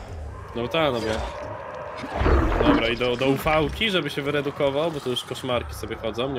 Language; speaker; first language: Polish; native; Polish